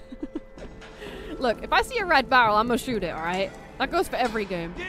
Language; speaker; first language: English; native; English